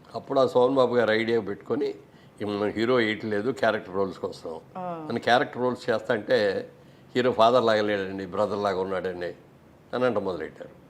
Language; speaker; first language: Telugu; native; Telugu